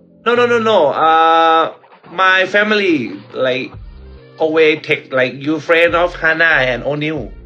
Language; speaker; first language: English; non-native, learner; Thai